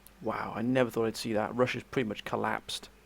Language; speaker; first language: English; native; English